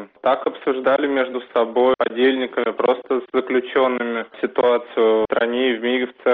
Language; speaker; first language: Russian; native; Russian